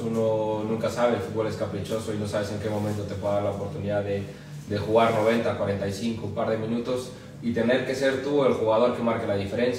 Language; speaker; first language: Spanish; native; Spanish